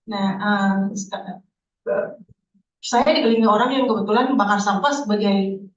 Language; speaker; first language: Indonesian; native; Indonesian